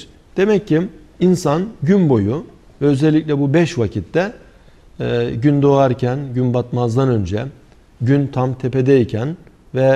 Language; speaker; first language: Turkish; native; Turkish